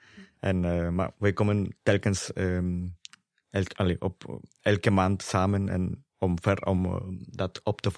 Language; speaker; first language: Dutch; non-native, fluent; Spanish